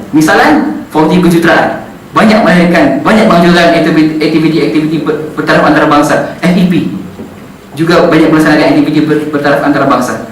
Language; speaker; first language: Malay; non-native, local second language; Central Dusun